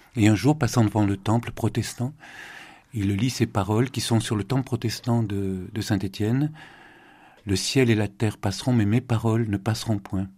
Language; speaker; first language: French; native; French